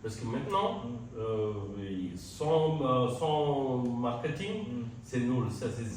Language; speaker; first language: French; non-native, learner; Tamil